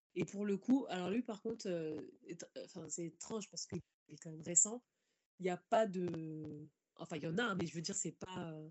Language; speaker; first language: French; native; French